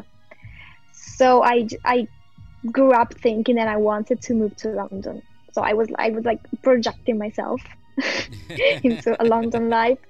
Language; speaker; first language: English; non-native, fluent; Italian